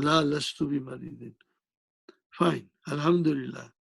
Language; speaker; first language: Arabic; non-native, fluent; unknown